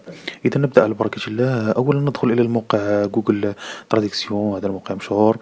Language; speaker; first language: Arabic; native; Arabic